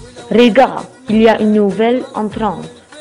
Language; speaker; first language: French; non-native, learner; Dutch